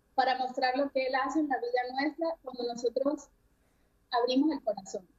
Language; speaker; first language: Spanish; native; Spanish